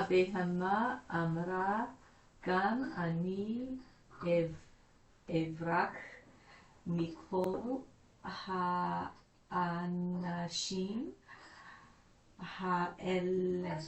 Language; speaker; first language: Hebrew; non-native, learner; English